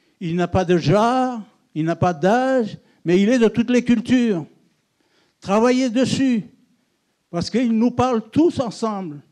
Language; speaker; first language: French; non-native, local second language; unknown